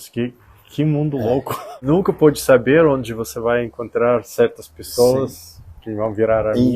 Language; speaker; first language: Portuguese; non-native, fluent; Russian